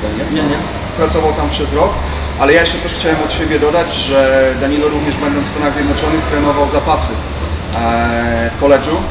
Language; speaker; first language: Polish; native; Polish